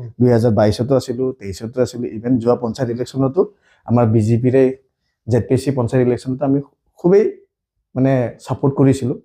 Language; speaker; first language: Assamese; non-native, local second language; Bodo